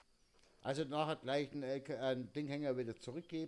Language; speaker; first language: German; native; German